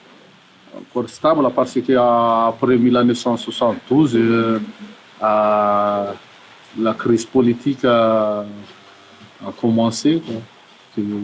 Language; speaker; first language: French; non-native, local second language; Malagasy